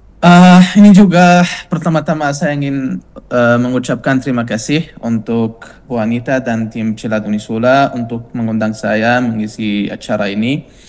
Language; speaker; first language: Indonesian; non-native, fluent; Arabic